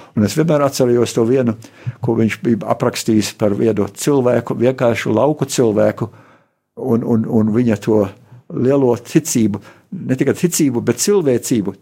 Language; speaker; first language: Latvian; early bilingual, heritage; Latvian